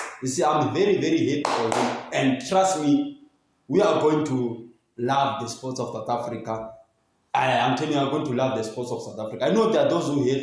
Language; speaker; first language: English; non-native, local second language; Zulu